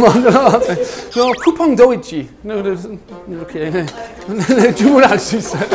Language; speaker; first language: Korean; non-native, learner; English